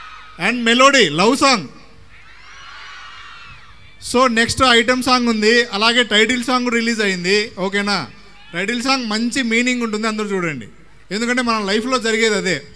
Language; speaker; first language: Telugu; native; Telugu